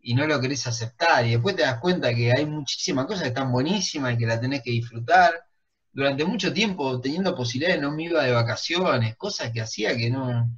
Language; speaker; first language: Spanish; native; Spanish